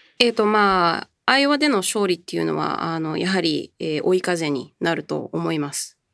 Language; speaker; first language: Japanese; early bilingual, heritage; Japanese